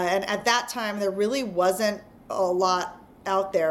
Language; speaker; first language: English; native; English